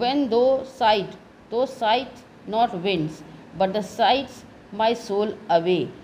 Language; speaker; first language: English; non-native, local second language; Hindi